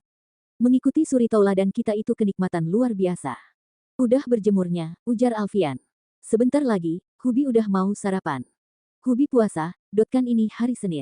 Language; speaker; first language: Indonesian; native; Indonesian